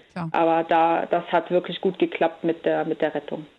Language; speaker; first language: German; native; German